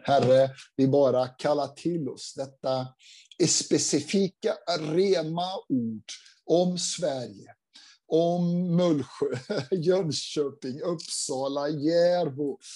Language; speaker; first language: Swedish; non-native, fluent; Portuguese